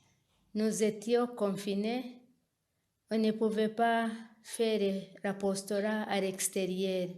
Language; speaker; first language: French; non-native, local second language; Kinyarwanda